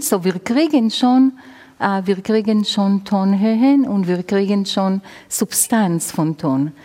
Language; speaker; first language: German; non-native, fluent; Hebrew